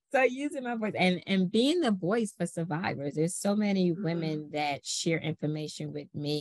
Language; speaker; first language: English; native; English